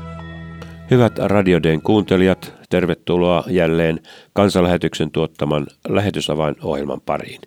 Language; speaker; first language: Finnish; native; Finnish